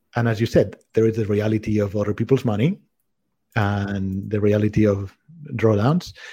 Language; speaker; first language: English; non-native, fluent; Spanish